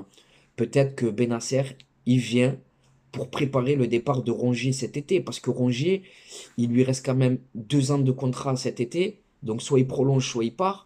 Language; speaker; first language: French; native; French